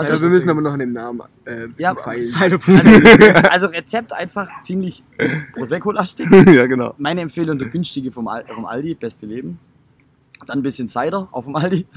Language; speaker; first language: German; native; German